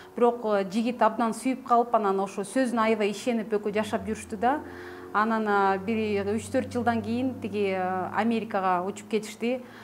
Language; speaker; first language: Kyrgyz; native; Kyrgyz